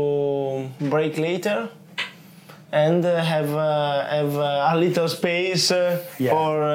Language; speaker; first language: English; non-native, learner; Italian